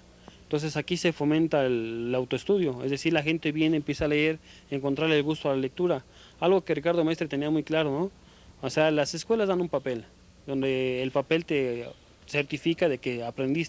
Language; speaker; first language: Spanish; native; Spanish